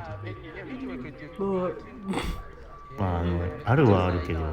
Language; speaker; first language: Japanese; native; Japanese